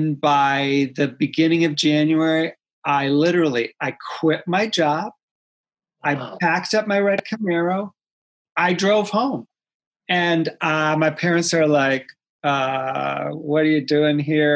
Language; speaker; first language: English; native; English